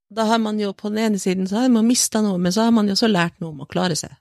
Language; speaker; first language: Norwegian; native; Norwegian